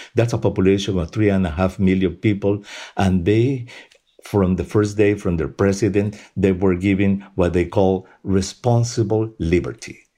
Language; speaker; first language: English; non-native, fluent; Spanish